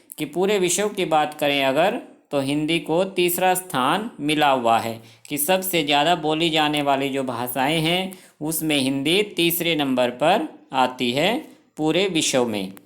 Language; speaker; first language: Hindi; native; Hindi